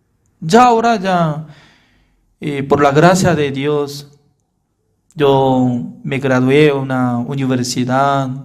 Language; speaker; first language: Spanish; non-native, fluent; Korean